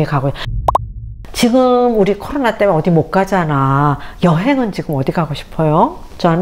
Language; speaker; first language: Korean; native; Korean